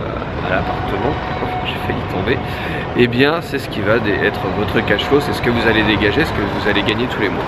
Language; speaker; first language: French; native; French